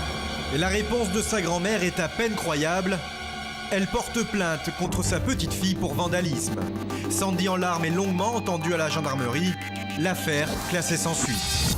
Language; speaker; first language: French; native; French